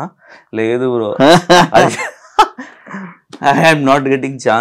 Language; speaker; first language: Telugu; non-native, local second language; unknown